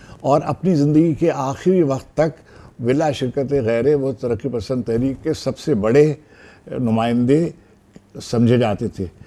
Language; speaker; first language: Urdu; native; Urdu